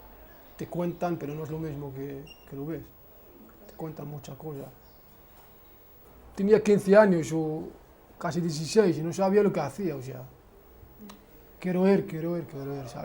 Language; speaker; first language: Spanish; non-native, fluent; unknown